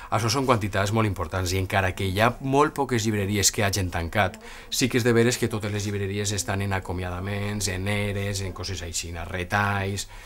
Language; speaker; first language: Catalan; native; Catalan